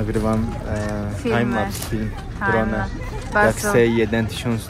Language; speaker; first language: Polish; non-native, learner; Turkish